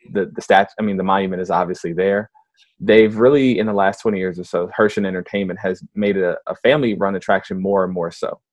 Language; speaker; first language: English; native; English